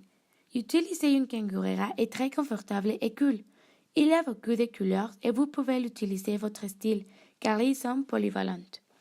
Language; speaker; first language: French; non-native, learner; Spanish